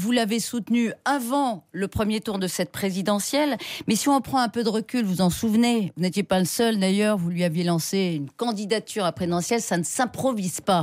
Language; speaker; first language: French; native; French